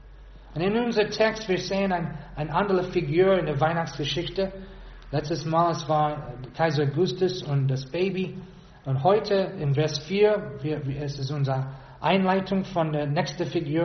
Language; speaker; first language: German; non-native, fluent; English